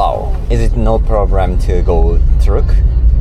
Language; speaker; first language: English; non-native, learner; Japanese